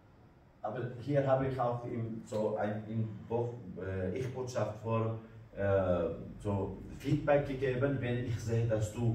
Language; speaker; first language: German; non-native, learner; Kurdish